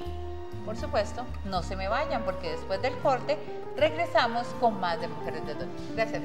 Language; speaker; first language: Spanish; native; Spanish